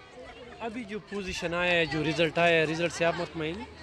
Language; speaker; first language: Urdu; non-native, local second language; Pashto